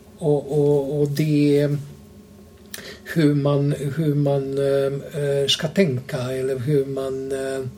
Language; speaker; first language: Swedish; non-native, fluent; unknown